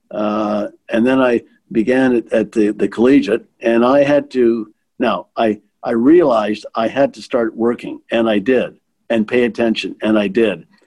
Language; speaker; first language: English; native; English